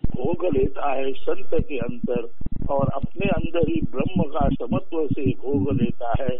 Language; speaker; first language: Hindi; non-native, local second language; Marathi